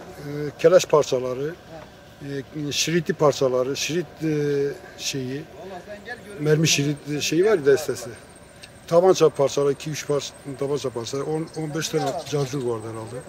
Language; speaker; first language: Turkish; native; Turkish